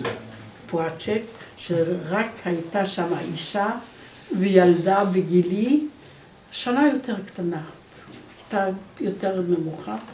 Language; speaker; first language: Hebrew; non-native, fluent; Polish